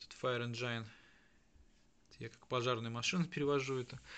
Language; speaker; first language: Russian; native; Russian